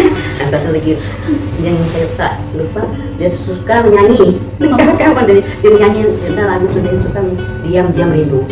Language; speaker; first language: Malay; non-native, local second language; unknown